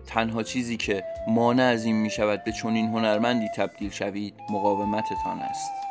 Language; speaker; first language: Persian; native; Persian